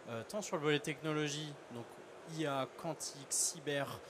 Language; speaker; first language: French; native; French